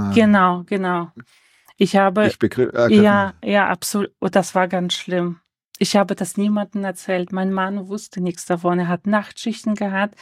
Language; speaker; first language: German; early bilingual, other home language; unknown